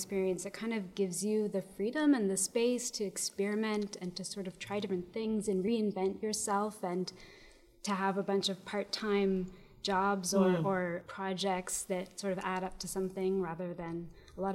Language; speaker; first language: English; native; English